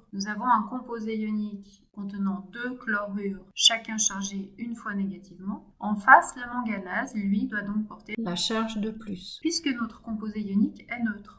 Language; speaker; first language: French; native; French